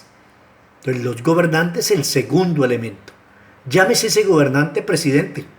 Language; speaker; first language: Spanish; native; Spanish